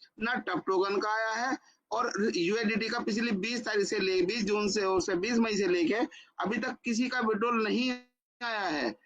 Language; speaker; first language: Hindi; native; Hindi